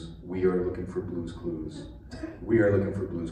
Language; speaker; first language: English; native; English